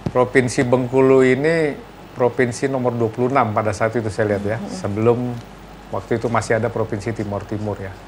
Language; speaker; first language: Indonesian; native; Indonesian